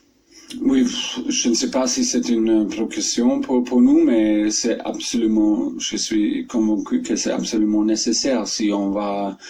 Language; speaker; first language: French; non-native, fluent; German